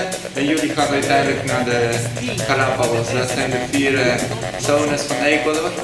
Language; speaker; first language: Dutch; early bilingual, heritage; Spanish